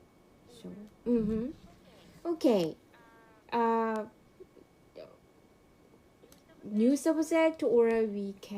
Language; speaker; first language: English; non-native, learner; Korean